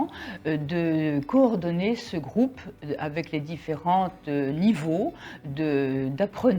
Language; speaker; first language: French; native; French